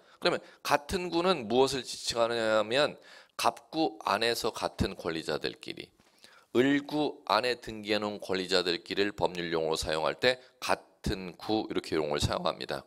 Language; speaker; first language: Korean; native; Korean